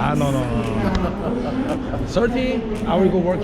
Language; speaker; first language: English; non-native, learner; Korean